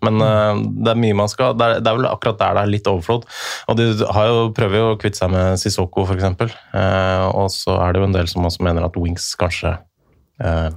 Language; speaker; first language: Norwegian; native; Norwegian